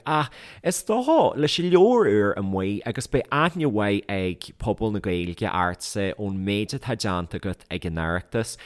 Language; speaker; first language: Irish; native; Irish